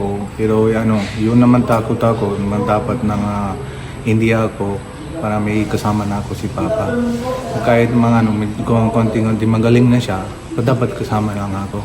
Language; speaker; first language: Filipino; non-native, learner; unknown